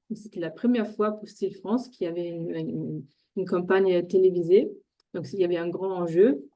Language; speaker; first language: French; non-native, fluent; German